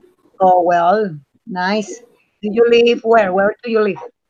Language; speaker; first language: English; non-native, learner; Spanish